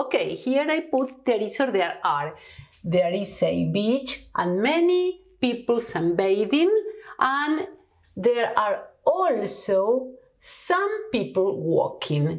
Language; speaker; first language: English; non-native, fluent; Spanish